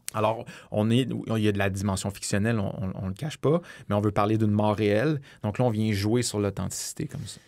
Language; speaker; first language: French; native; French